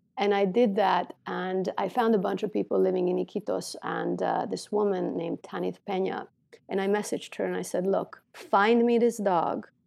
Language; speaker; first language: English; non-native, fluent; Romanian